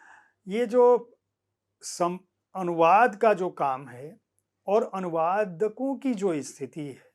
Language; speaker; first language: Hindi; native; Hindi